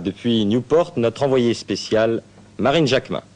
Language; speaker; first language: French; native; French